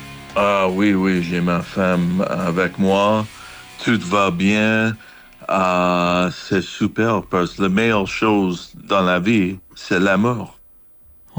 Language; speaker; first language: French; non-native, fluent; English